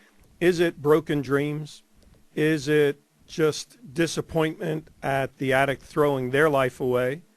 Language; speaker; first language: English; native; English